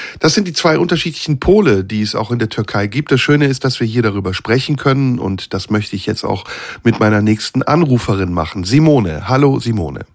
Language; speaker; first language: German; early bilingual, other home language; Turkish